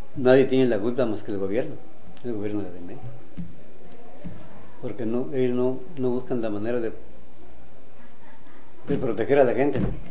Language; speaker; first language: Spanish; native; Spanish